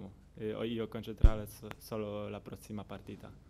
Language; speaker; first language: Italian; non-native, learner; Polish